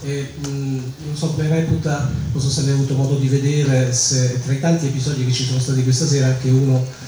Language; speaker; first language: Italian; native; Italian